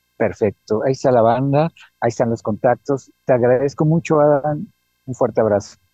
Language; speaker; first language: Spanish; native; Spanish